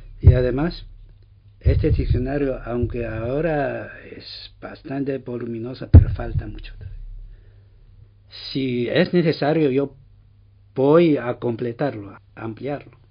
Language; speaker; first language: Spanish; non-native, fluent; Chinese